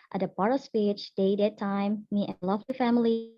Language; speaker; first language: English; non-native, learner; Indonesian